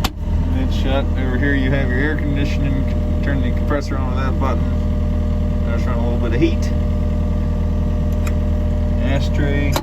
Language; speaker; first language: English; native; English